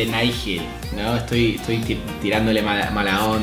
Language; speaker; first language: Spanish; non-native, fluent; English